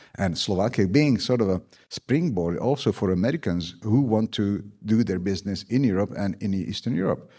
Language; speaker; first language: English; non-native, fluent; Slovak